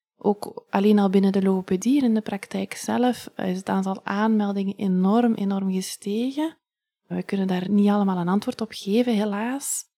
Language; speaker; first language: Dutch; native; Dutch